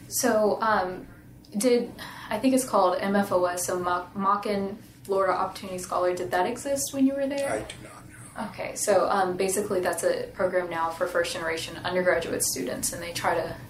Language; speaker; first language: English; native; English